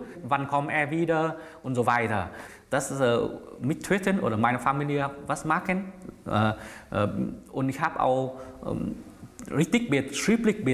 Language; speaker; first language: German; non-native, learner; Vietnamese